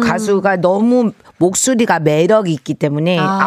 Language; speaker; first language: Korean; early bilingual, heritage; Korean